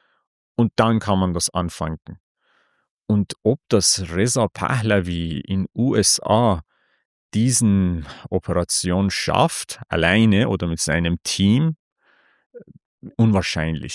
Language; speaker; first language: German; non-native, fluent; Persian